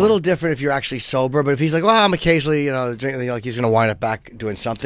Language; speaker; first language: English; native; English